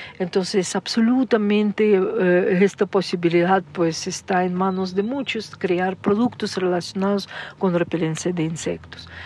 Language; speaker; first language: Spanish; non-native, fluent; Russian